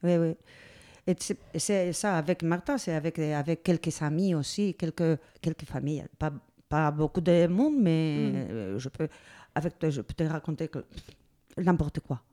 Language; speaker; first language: French; non-native, fluent; Spanish